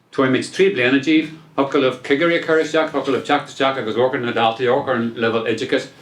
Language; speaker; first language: Irish; non-native, local second language; English